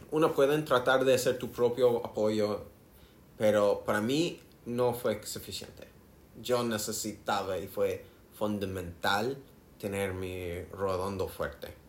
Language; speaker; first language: Spanish; non-native, learner; English